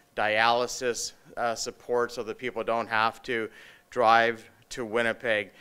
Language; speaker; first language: English; native; English